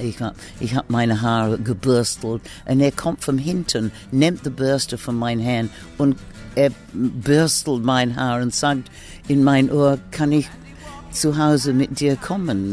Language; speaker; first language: German; non-native, learner; English